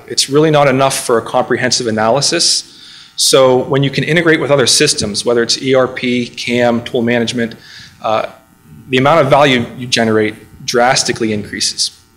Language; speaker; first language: English; native; English